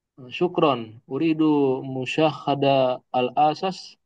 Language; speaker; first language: Arabic; non-native, learner; Indonesian